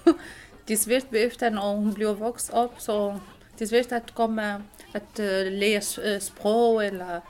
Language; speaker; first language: Danish; non-native, learner; Arabic